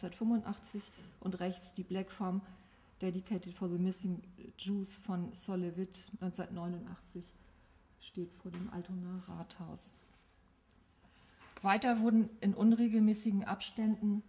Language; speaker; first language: German; native; German